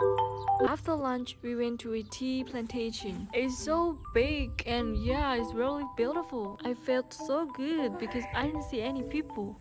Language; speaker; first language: English; non-native, fluent; Thai